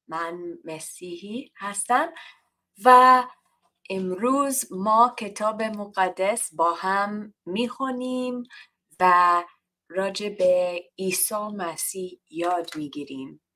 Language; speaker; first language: Persian; non-native, learner; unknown